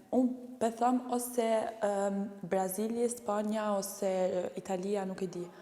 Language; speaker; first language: Albanian; early bilingual, heritage; Albanian